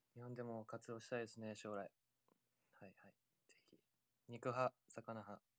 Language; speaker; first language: Japanese; native; Japanese